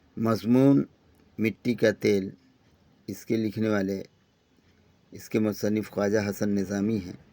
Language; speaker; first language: Urdu; native; Urdu